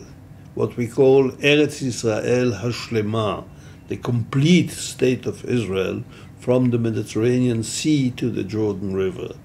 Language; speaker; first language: English; non-native, fluent; Hebrew